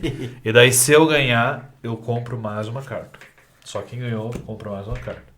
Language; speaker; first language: Portuguese; native; Portuguese